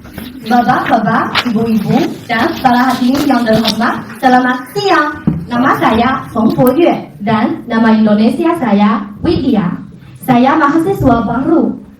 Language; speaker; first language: Indonesian; non-native, fluent; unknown